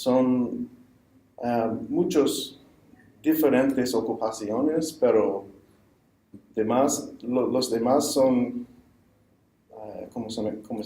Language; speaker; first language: Spanish; non-native, fluent; English